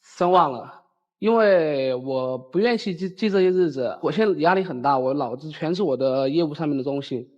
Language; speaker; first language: Chinese; native; Chinese